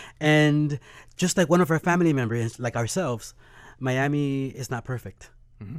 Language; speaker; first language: English; early bilingual, other home language; Spanish